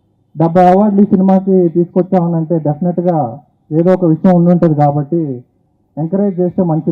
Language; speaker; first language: Telugu; native; Telugu